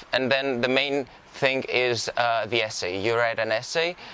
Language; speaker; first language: English; non-native, fluent; Greek